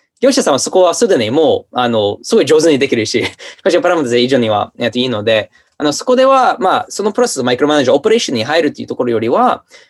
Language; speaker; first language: Japanese; non-native, fluent; English